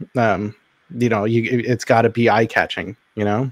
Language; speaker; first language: English; native; English